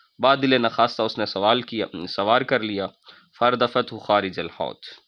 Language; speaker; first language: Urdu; non-native, local second language; Punjabi